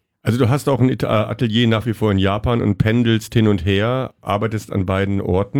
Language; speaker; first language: German; native; German